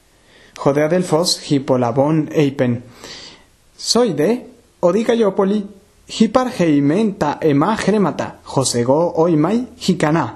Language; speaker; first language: Greek; non-native, fluent; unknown